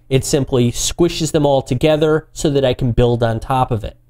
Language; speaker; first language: English; native; English